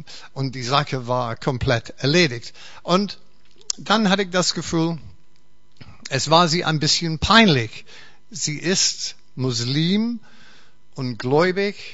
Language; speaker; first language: German; non-native, fluent; English